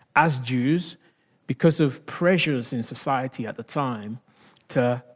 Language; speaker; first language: English; non-native, local second language; Yoruba